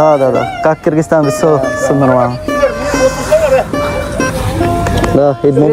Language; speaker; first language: Russian; non-native, learner; Bangla